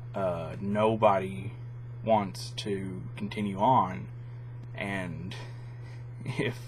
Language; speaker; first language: English; native; English